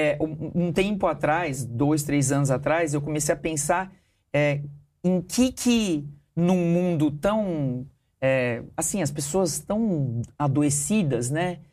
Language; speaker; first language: Portuguese; early bilingual, heritage; Portuguese